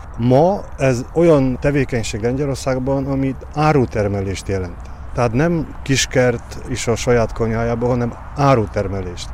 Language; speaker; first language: Hungarian; non-native, fluent; Polish